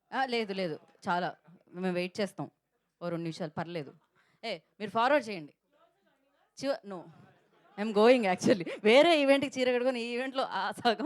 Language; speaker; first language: Telugu; native; Telugu